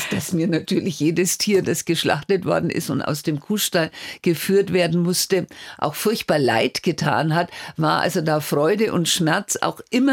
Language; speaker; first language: German; native; German